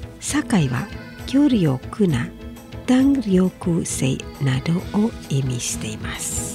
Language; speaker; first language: Japanese; non-native, fluent; Indonesian